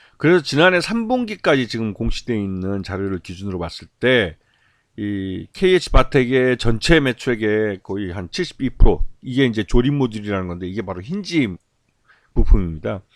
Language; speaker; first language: Korean; native; Korean